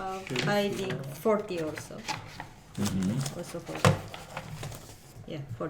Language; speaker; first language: English; non-native, learner; Japanese